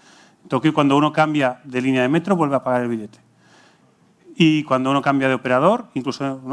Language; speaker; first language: Spanish; native; Spanish